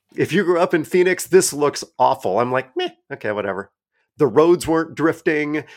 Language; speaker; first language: English; native; English